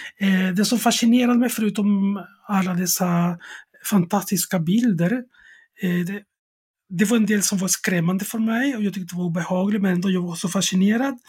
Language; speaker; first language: Swedish; non-native, fluent; Spanish